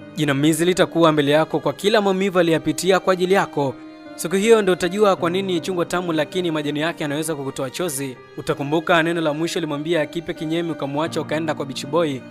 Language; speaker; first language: Swahili; native; Swahili